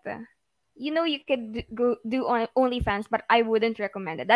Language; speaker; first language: English; non-native, local second language; Filipino